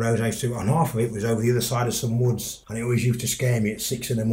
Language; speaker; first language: English; native; English